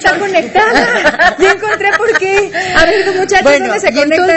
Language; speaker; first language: Spanish; native; Spanish